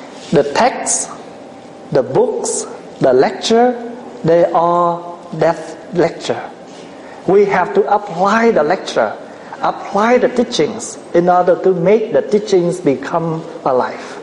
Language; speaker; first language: English; non-native, fluent; Vietnamese